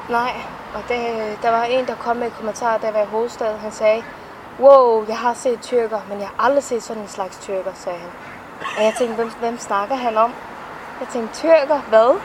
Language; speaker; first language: Danish; early bilingual, other home language; Somali